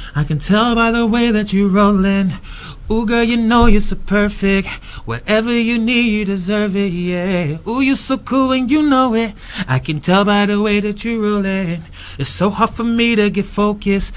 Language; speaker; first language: English; early bilingual, other home language; Spanish